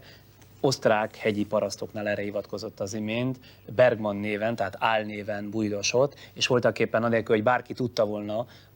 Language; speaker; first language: Hungarian; native; Hungarian